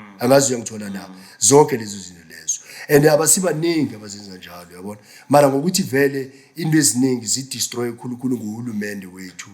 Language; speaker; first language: Zulu; non-native, local second language; South Ndebele